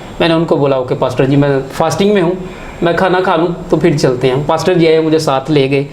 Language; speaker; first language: Urdu; non-native, local second language; Punjabi